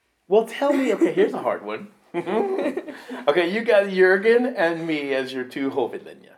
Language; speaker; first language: English; native; English